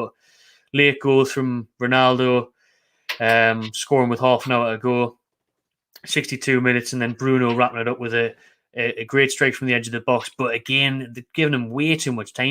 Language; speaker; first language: English; native; English